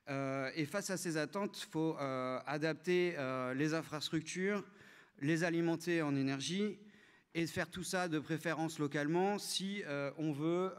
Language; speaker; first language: French; native; French